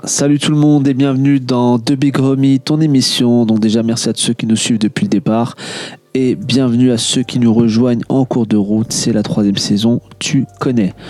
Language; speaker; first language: French; native; French